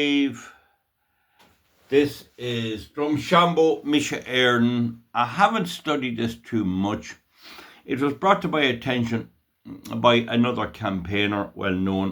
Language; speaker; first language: English; native; English